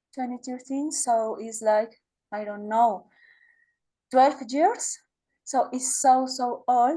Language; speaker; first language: English; non-native, learner; Spanish